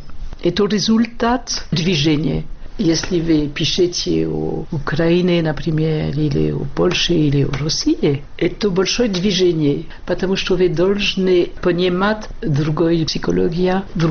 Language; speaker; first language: Russian; non-native, fluent; French